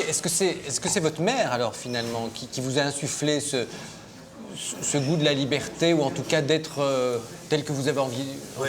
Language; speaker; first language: French; native; French